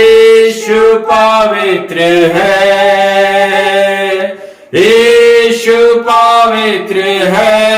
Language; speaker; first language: Hindi; native; Hindi